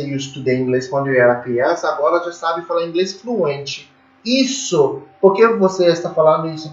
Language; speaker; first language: Portuguese; non-native, fluent; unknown